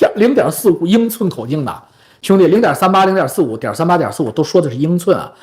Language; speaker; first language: Chinese; native; Chinese